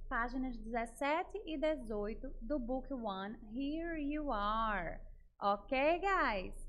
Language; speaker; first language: English; non-native, fluent; Portuguese